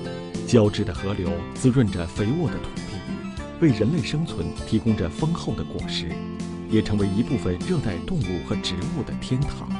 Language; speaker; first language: Chinese; native; Chinese